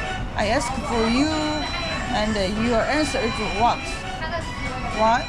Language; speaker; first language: English; non-native, learner; Korean